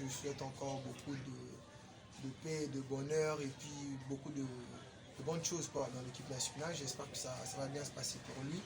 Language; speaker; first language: French; non-native, local second language; Lingala